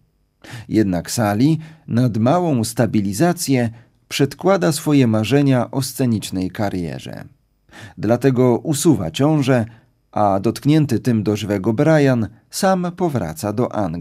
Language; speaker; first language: Polish; native; Polish